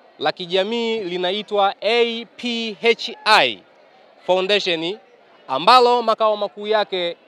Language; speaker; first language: Swahili; native; Swahili